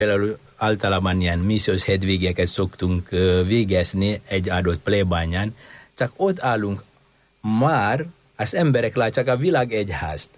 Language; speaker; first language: Hungarian; non-native, fluent; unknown